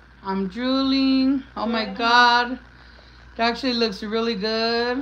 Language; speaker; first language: English; early bilingual, other home language; Spanish